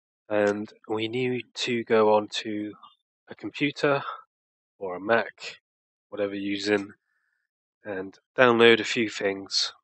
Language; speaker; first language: English; native; English